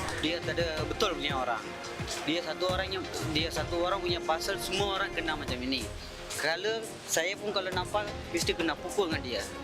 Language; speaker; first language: Malay; non-native, learner; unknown